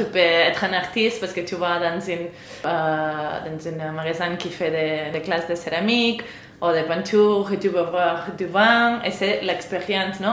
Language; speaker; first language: French; non-native, fluent; Spanish